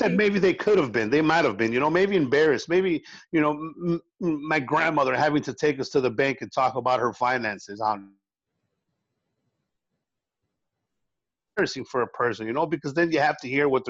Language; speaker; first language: English; early bilingual, other home language; Spanish